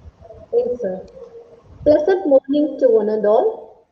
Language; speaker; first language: English; non-native, local second language; Tamil